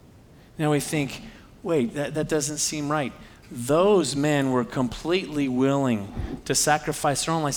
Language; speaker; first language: English; native; English